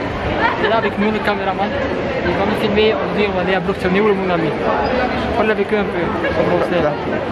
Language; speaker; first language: French; non-native, local second language; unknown